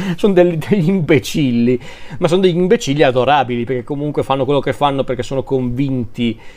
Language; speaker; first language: Italian; native; Italian